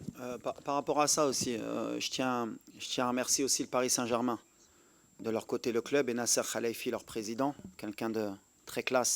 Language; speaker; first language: French; native; French